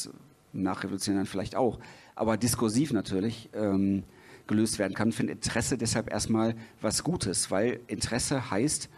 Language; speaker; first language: German; native; German